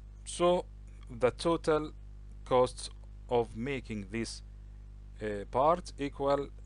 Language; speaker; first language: English; non-native, local second language; Arabic